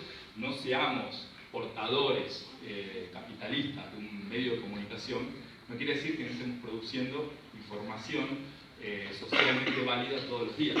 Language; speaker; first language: Spanish; native; Spanish